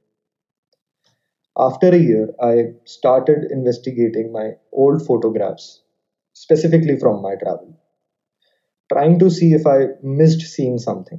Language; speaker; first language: English; non-native, local second language; Hindi